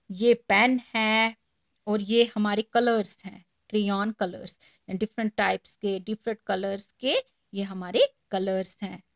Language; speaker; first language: Hindi; native; Hindi